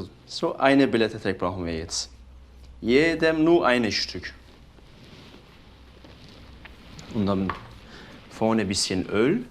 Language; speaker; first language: German; non-native, learner; Turkish